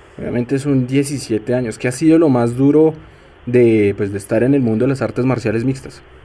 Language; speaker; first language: Spanish; native; Spanish